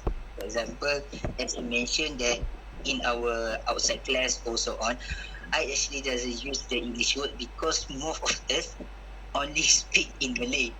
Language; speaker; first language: English; non-native, local second language; Malay